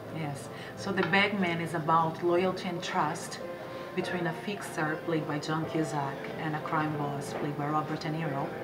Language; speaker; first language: English; non-native, fluent; Portuguese